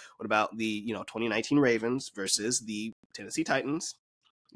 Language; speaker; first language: English; native; English